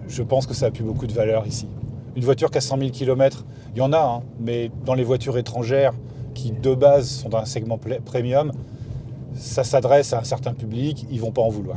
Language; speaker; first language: French; native; French